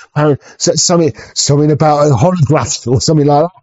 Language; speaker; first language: English; native; English